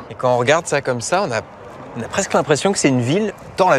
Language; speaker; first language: French; native; French